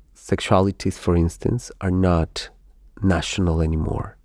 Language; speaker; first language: English; non-native, fluent; Spanish